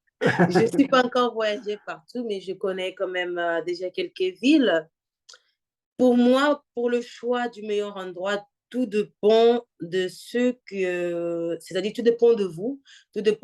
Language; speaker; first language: French; non-native, fluent; Portuguese